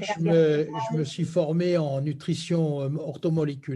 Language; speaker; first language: French; native; French